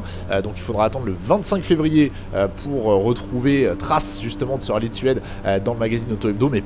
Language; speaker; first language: French; native; French